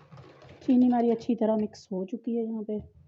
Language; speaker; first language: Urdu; non-native, local second language; Pahari-Potwari